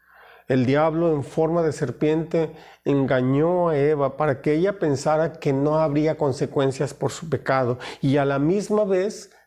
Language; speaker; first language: Spanish; native; Spanish